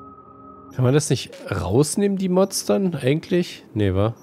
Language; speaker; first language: German; native; German